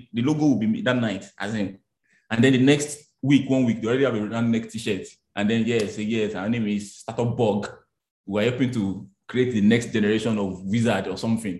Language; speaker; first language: English; non-native, local second language; Yoruba